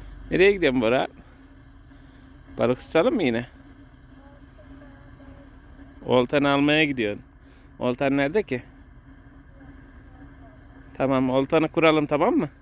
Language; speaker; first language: Turkish; native; Turkish